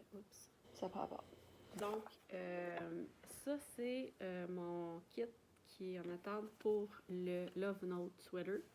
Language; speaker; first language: French; native; French